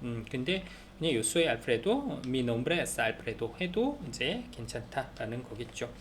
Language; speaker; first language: Spanish; non-native, learner; Korean